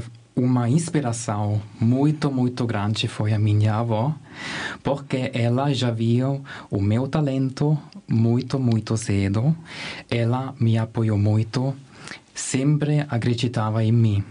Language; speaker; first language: Portuguese; non-native, learner; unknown